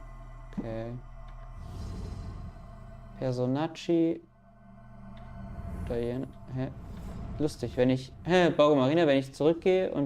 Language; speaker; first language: German; native; German